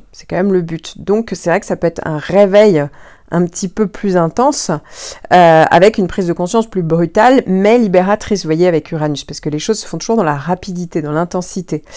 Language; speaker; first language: French; native; French